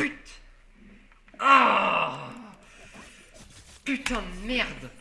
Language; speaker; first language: French; native; French